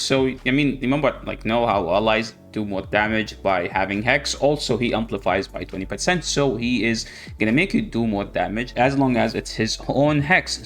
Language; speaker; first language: English; non-native, fluent; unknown